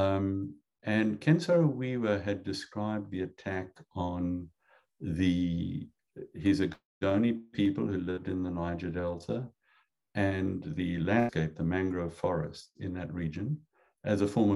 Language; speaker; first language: English; native; English